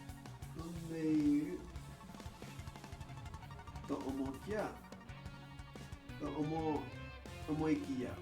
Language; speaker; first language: Japanese; non-native, learner; English